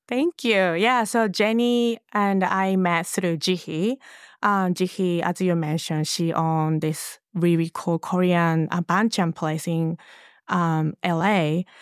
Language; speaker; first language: English; non-native, fluent; Japanese